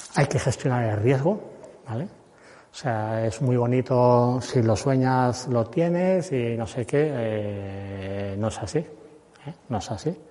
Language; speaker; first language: Spanish; native; Spanish